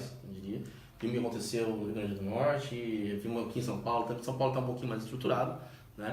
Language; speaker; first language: Portuguese; native; Portuguese